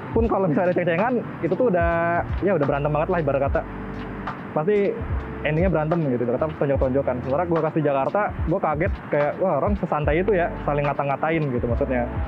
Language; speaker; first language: Indonesian; native; Indonesian